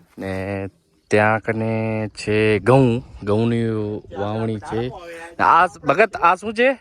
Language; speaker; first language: Gujarati; non-native, local second language; Kachhi